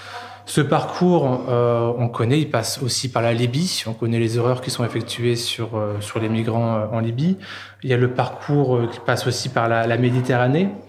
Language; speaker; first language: French; native; French